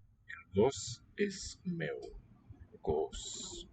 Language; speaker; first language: Catalan; non-native, learner; English